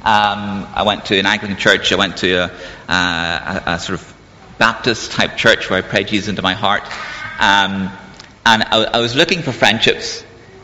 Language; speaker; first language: English; native; English